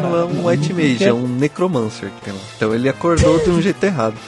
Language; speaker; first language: Portuguese; native; Portuguese